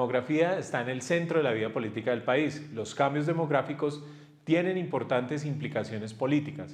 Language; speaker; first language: Spanish; native; Spanish